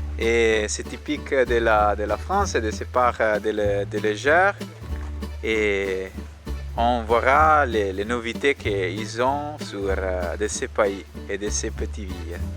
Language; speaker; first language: French; non-native, learner; Italian